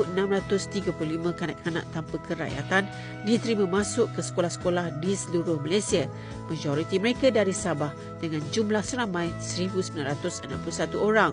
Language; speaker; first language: Malay; native; Malay